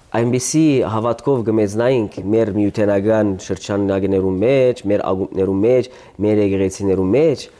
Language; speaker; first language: Armenian; early bilingual, heritage; Armenian